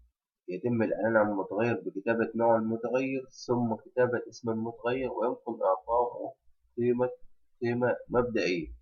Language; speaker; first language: Arabic; native; Arabic